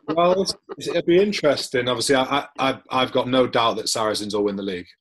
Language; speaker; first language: English; native; English